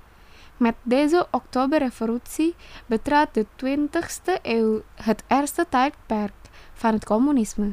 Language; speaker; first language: Dutch; non-native, fluent; Indonesian